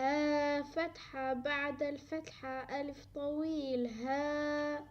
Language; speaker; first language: Arabic; non-native, learner; Somali